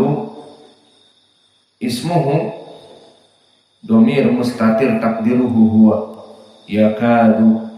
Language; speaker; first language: Arabic; non-native, fluent; Indonesian